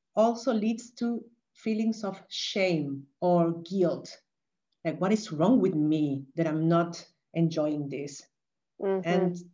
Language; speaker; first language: English; non-native, fluent; Spanish